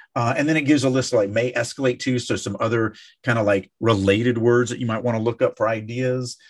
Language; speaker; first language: English; native; English